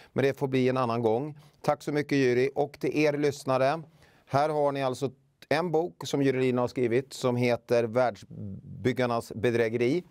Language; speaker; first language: Swedish; native; Swedish